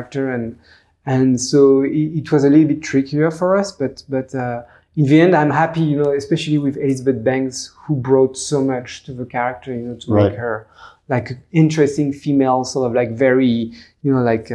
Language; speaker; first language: English; non-native, fluent; French